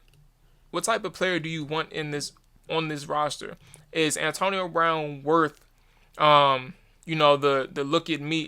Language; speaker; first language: English; native; English